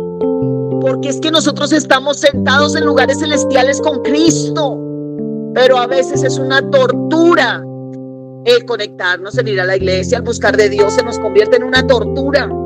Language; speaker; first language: Spanish; native; Spanish